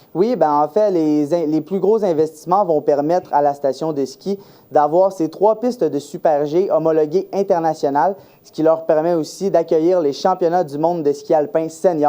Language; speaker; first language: French; native; French